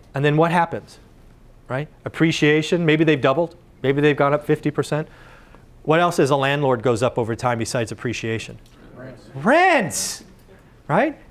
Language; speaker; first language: English; native; English